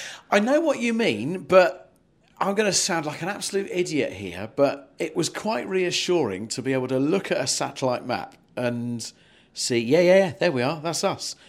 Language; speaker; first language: English; native; English